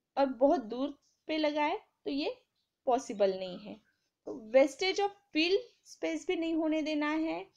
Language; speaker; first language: Hindi; non-native, local second language; Marathi